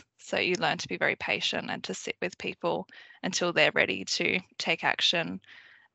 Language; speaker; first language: English; native; English